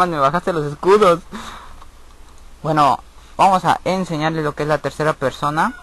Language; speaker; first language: Spanish; native; Spanish